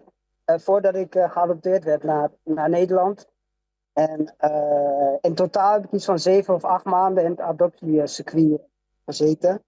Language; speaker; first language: Dutch; early bilingual, other home language; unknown